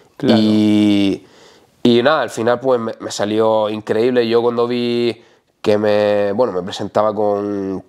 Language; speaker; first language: Spanish; native; Spanish